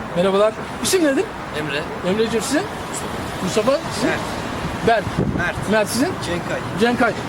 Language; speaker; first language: Turkish; native; Turkish